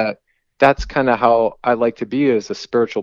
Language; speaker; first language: English; native; English